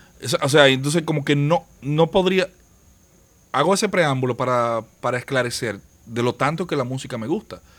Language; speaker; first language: Spanish; native; Spanish